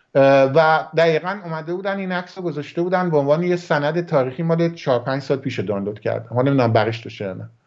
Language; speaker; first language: Persian; native; Persian